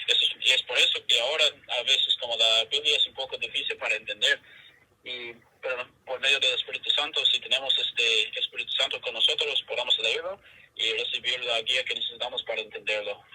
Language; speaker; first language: Spanish; non-native, fluent; English